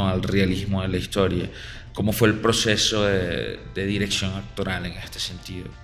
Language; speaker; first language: Spanish; native; Spanish